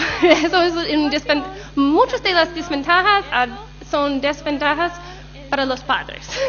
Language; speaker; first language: Spanish; non-native, learner; English